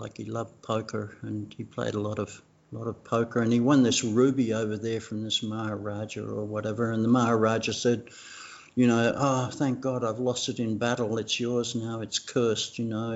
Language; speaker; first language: English; non-native, fluent; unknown